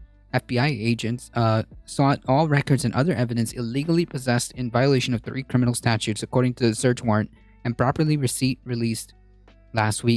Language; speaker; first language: English; native; English